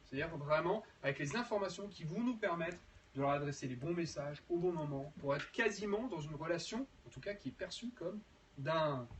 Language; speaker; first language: French; native; French